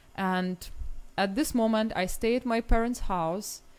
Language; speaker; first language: English; non-native, fluent; Russian